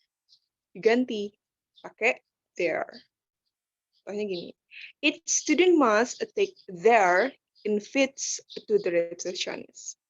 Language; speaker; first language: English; non-native, learner; Indonesian